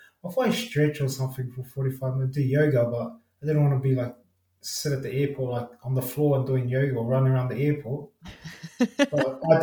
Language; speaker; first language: English; native; English